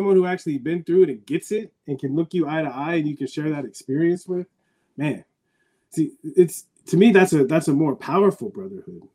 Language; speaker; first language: English; native; English